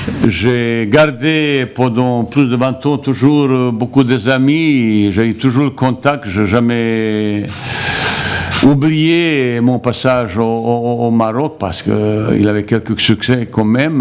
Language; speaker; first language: French; non-native, fluent; Bosnian